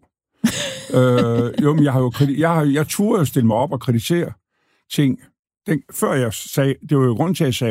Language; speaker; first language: Danish; native; Danish